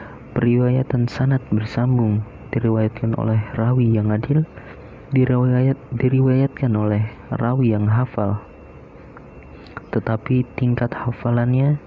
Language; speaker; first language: Indonesian; native; Indonesian